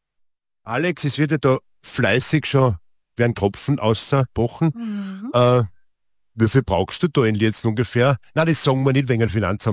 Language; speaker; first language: German; native; German